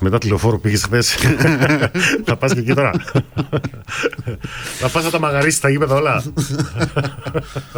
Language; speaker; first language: Greek; native; Greek